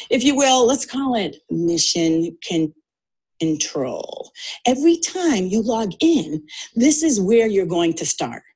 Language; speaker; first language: English; native; English